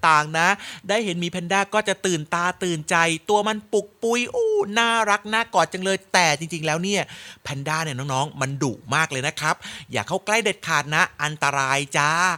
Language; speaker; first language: Thai; native; Thai